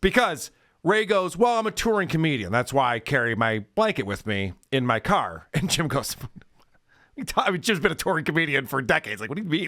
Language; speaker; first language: English; native; English